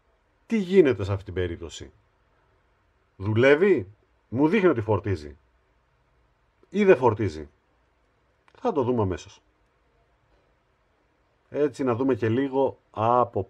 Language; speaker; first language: Greek; native; Greek